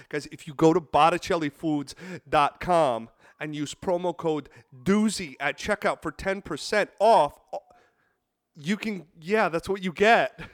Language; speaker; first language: English; native; English